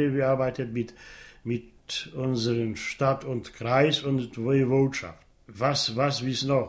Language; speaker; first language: German; non-native, local second language; Polish